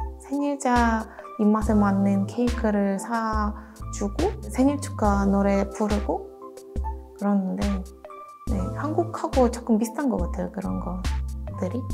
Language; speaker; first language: Korean; non-native, fluent; Russian